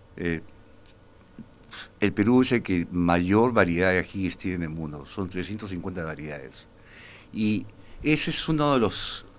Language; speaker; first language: Spanish; native; Spanish